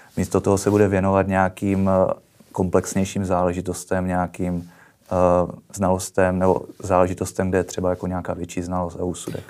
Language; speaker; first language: Czech; native; Czech